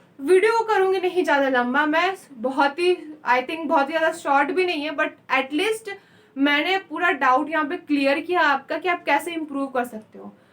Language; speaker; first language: Hindi; native; Hindi